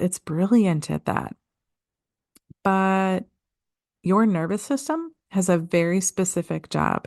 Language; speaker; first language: English; native; English